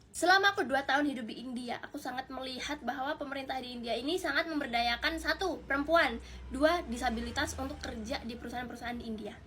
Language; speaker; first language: Indonesian; native; Indonesian